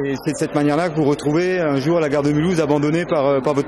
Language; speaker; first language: French; native; French